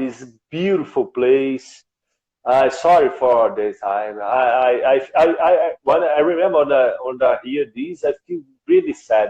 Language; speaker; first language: English; non-native, learner; Portuguese